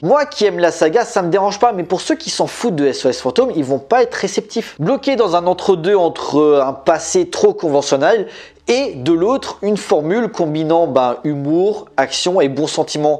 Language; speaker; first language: French; native; French